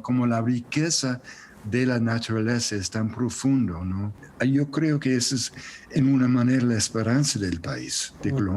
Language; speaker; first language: Spanish; non-native, fluent; English